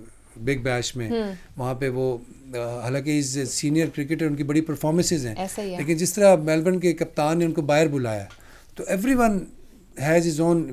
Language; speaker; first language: Urdu; native; Urdu